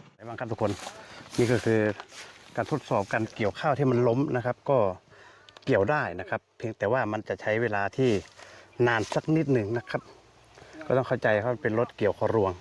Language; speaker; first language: Thai; native; Thai